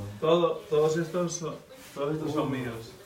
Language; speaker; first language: Spanish; native; Spanish